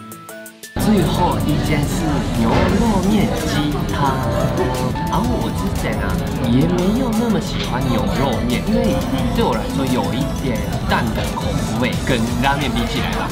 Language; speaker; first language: Chinese; non-native, fluent; Japanese